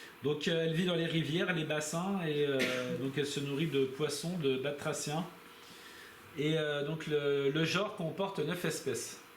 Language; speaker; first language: French; native; French